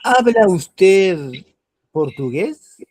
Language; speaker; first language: Spanish; non-native, fluent; Portuguese